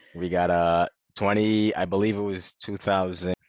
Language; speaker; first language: English; early bilingual, other home language; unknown